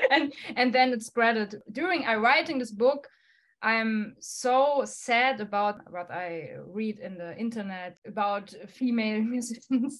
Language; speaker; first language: English; non-native, fluent; German